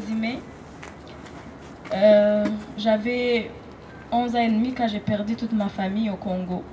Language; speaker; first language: French; non-native, local second language; Rundi